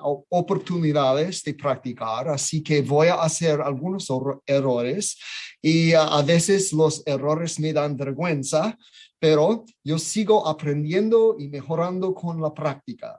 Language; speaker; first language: Spanish; non-native, fluent; English